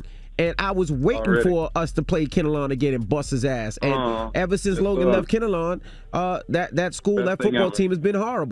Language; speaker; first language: English; native; English